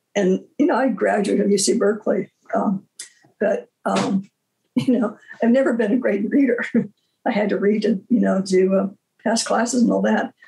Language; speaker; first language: English; native; English